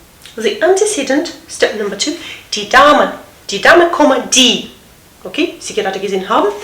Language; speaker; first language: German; non-native, fluent; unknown